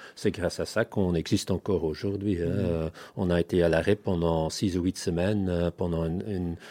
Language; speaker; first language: French; non-native, fluent; Dutch